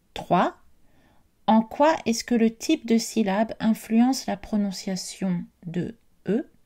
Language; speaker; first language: French; native; French